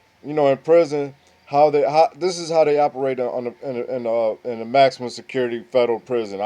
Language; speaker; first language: English; native; English